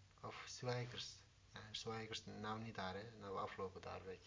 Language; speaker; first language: Dutch; non-native, learner; Turkish